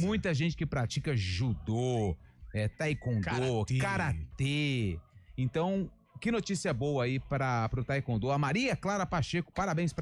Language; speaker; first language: Portuguese; native; Portuguese